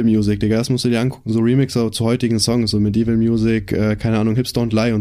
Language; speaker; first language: German; native; German